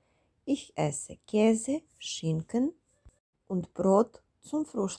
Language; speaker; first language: German; non-native, fluent; Serbian